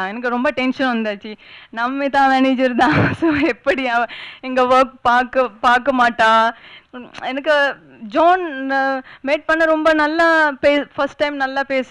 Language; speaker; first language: Tamil; non-native, local second language; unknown